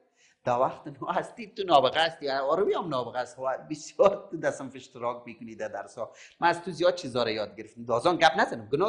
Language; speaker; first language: Persian; native; Persian